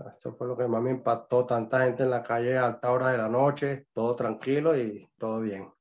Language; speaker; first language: Spanish; native; Spanish